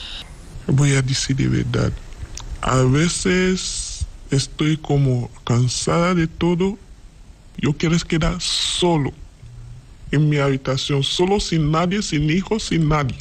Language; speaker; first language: Spanish; non-native, learner; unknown